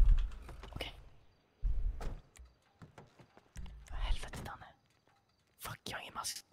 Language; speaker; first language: Swedish; native; Swedish